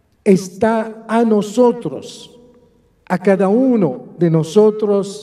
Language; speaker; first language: Spanish; non-native, fluent; Maltese